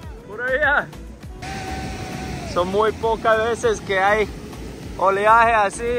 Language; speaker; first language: Spanish; non-native, fluent; English